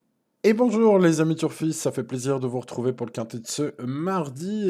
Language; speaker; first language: French; native; French